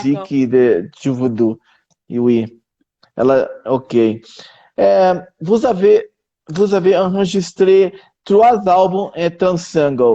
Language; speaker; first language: French; non-native, learner; Portuguese